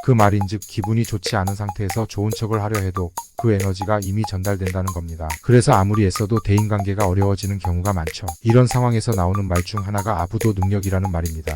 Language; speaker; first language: Korean; native; Korean